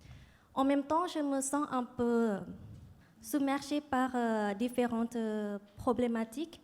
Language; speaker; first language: French; non-native, fluent; Thai